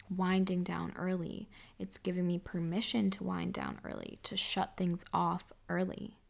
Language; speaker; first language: English; native; English